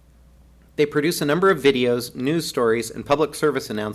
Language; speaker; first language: English; native; English